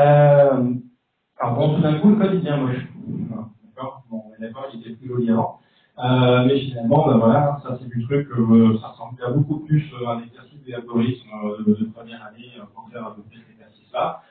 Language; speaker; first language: French; native; French